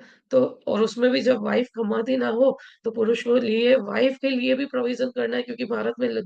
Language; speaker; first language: Hindi; native; Hindi